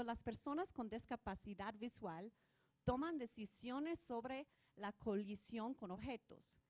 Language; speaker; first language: Spanish; non-native, fluent; English